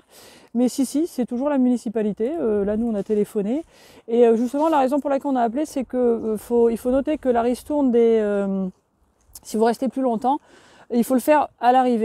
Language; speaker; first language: French; native; French